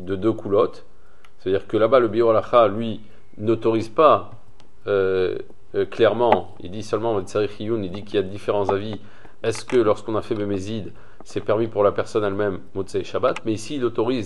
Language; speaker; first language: French; native; French